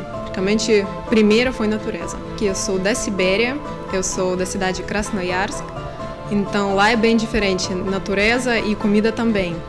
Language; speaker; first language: Portuguese; non-native, fluent; Russian